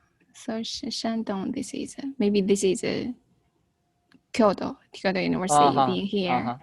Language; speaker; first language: English; non-native, learner; Chinese